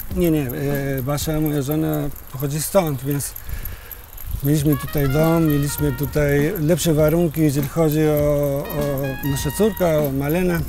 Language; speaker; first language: Polish; non-native, fluent; Spanish